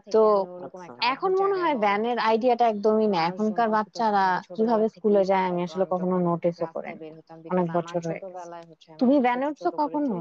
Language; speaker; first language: Bangla; native; Bangla